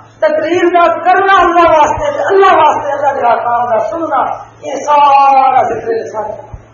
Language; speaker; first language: Urdu; non-native, local second language; Punjabi